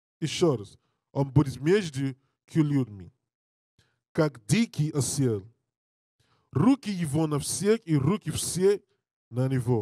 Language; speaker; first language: Russian; non-native, learner; English